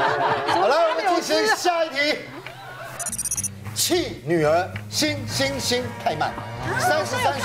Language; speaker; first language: Chinese; native; Chinese